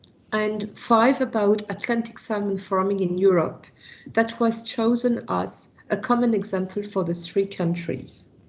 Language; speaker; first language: English; non-native, fluent; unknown